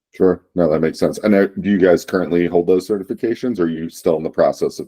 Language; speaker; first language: English; native; English